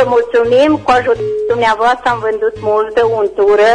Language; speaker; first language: Romanian; native; Romanian